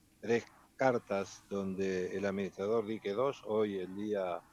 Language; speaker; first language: Spanish; native; Spanish